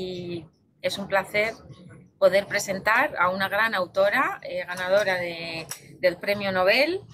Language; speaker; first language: Spanish; native; Spanish